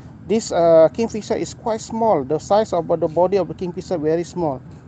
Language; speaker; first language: English; non-native, local second language; Malay